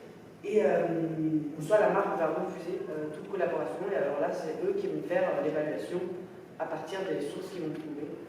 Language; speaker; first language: French; native; French